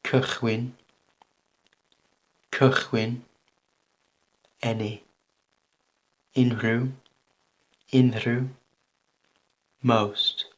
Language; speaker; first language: Welsh; non-native, learner; English